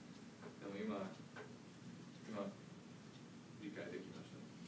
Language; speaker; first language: Japanese; non-native, learner; English